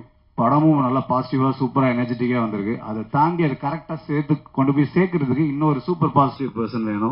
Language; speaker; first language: Tamil; native; Tamil